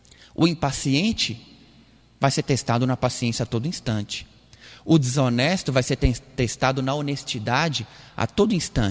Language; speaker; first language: Portuguese; native; Portuguese